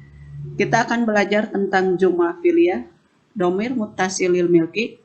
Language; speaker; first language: Indonesian; native; Indonesian